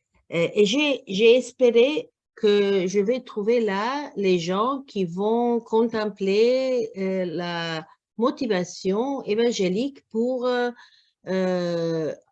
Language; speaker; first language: French; non-native, learner; Croatian